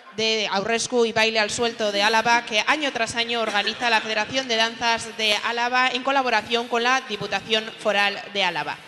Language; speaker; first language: Spanish; native; Spanish